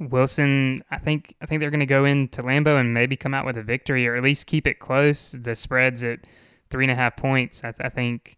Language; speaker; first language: English; native; English